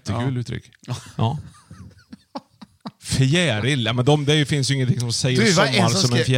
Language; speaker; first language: Swedish; native; Swedish